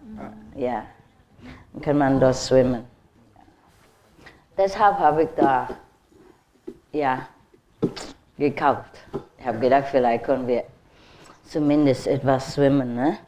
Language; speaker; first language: German; non-native, learner; Vietnamese